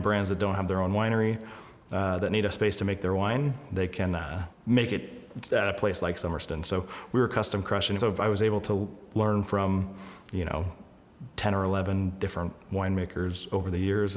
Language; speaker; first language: English; native; English